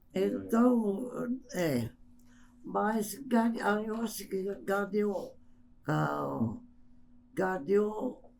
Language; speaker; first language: Portuguese; non-native, fluent; English